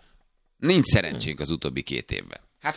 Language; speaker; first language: Hungarian; native; Hungarian